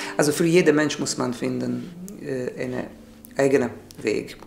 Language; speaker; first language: German; non-native, learner; Hungarian